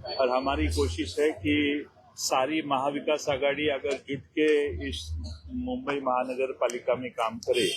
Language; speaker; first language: Hindi; non-native, local second language; Marathi